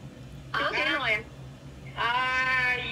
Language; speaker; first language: Cantonese; native; Cantonese